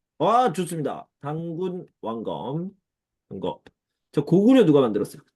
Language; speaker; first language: Korean; native; Korean